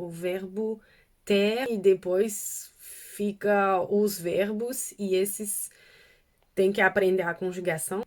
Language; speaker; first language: Portuguese; non-native, fluent; French